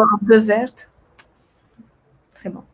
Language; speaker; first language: French; non-native, fluent; Romanian